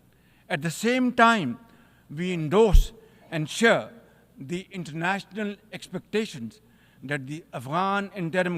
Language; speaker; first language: English; non-native, local second language; Urdu